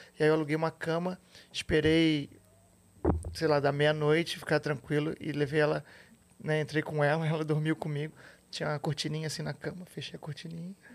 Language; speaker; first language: Portuguese; native; Portuguese